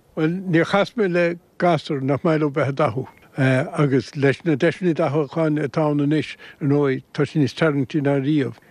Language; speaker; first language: Irish; native; Irish